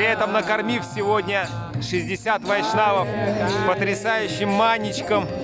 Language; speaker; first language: Russian; native; Russian